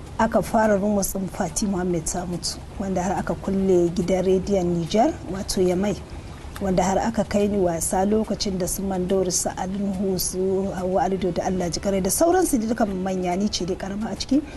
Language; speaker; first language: Hausa; non-native, local second language; Fula